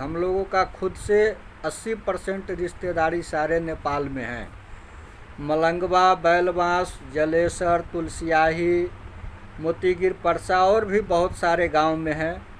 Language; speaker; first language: Hindi; native; Hindi